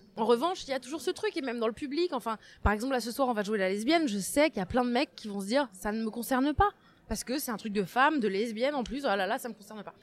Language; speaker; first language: French; native; French